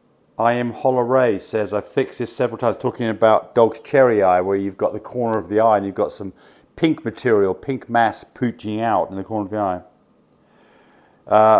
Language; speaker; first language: English; native; English